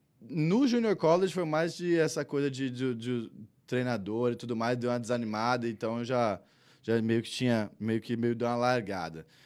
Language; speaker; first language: Portuguese; early bilingual, heritage; Portuguese